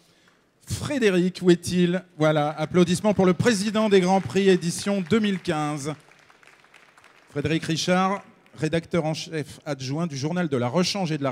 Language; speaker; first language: French; native; French